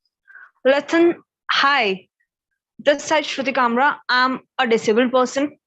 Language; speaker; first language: English; non-native, local second language; Hindi